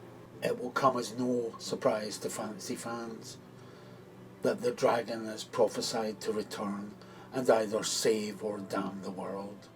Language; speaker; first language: English; native; English